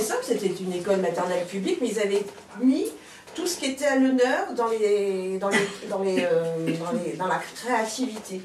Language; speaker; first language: French; native; French